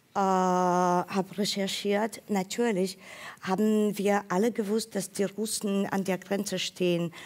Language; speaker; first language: German; non-native, fluent; Ukrainian